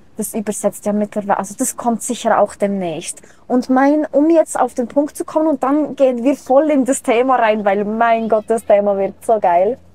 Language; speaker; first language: German; native; German